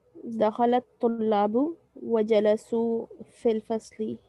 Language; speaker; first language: Arabic; non-native, learner; Urdu